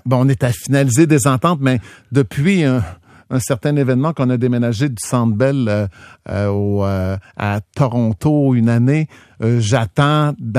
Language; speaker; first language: French; native; French